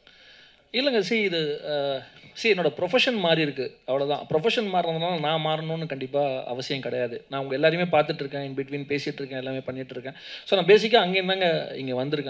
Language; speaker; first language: Tamil; native; Tamil